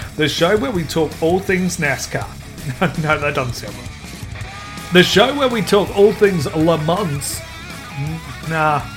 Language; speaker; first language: English; native; English